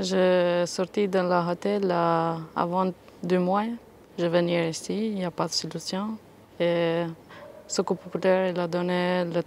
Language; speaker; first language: French; non-native, learner; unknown